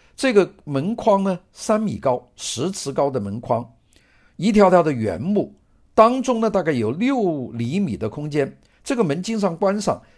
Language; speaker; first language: Chinese; non-native, local second language; Cantonese